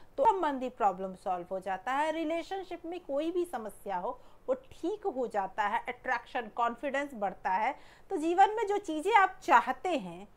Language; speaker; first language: Hindi; native; Hindi